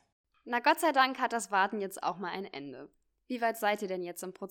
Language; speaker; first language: German; native; German